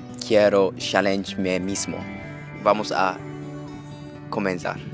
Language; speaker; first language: Spanish; non-native, learner; English